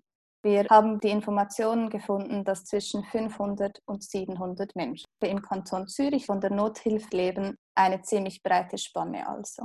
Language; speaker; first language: German; native; German